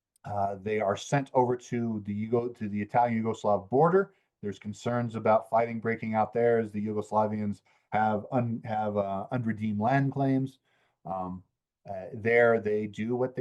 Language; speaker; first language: English; native; English